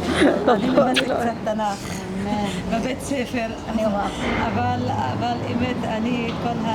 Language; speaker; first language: Hebrew; non-native, local second language; Arabic